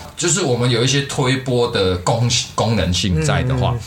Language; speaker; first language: Chinese; non-native, local second language; Min Nan Chinese